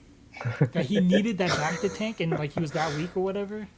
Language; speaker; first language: English; native; English